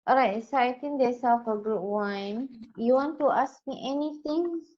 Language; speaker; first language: English; non-native, local second language; Malay